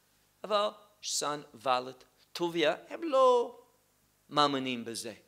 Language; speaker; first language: Hebrew; non-native, fluent; English